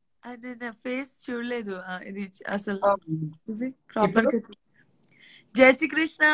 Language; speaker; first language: Telugu; non-native, learner; Gujarati